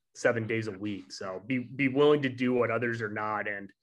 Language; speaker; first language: English; native; English